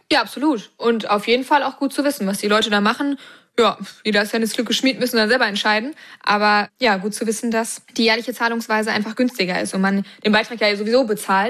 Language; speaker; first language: German; native; German